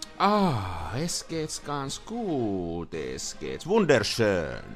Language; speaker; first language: German; non-native, learner; Finnish